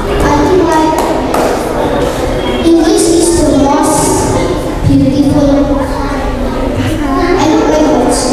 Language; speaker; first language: English; non-native, learner; Indonesian